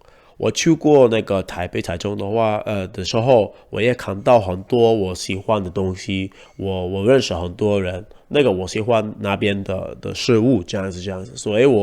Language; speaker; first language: Chinese; non-native, learner; Spanish